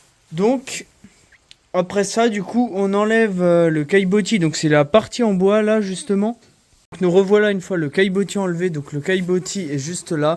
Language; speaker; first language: French; native; French